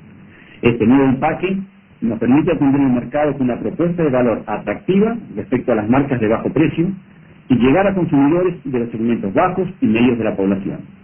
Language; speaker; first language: Spanish; native; Spanish